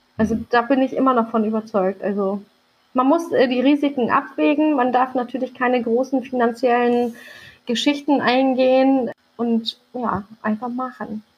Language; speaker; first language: German; early bilingual, other home language; Turkish